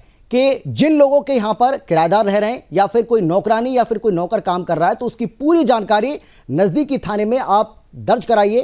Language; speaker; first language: Hindi; native; Hindi